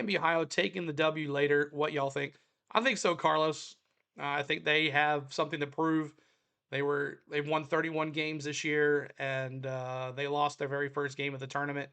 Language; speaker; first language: English; native; English